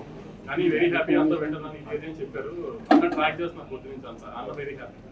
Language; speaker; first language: Telugu; native; Telugu